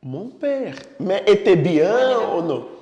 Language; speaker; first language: French; non-native, fluent; Portuguese